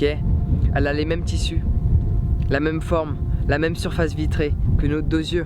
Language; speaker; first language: French; native; French